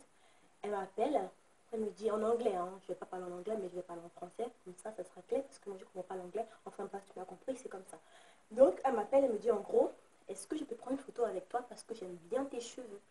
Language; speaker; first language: French; native; French